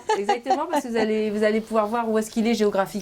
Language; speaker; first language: French; native; French